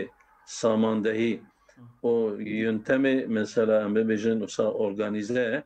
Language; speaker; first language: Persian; non-native, fluent; Kurdish